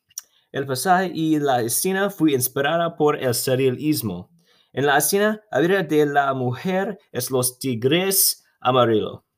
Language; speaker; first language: Spanish; non-native, learner; English